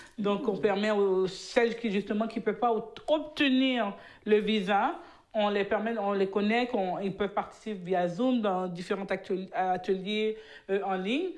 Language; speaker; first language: French; early bilingual, other home language; Haitian Creole